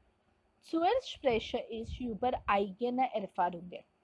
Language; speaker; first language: German; non-native, fluent; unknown